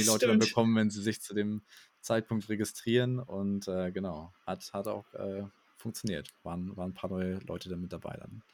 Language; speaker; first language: German; native; German